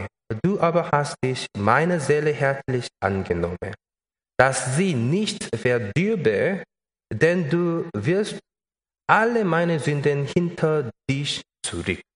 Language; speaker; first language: German; non-native, learner; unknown